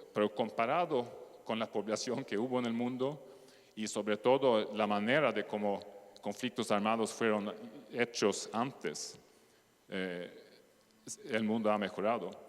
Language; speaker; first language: Spanish; non-native, fluent; Swedish